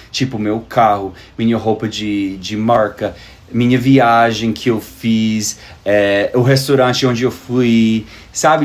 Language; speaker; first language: Portuguese; native; Portuguese